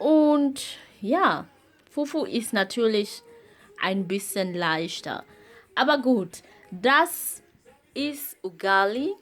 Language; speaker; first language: German; non-native, fluent; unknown